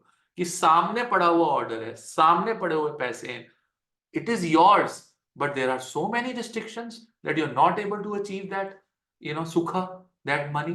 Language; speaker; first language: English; non-native, local second language; Hindi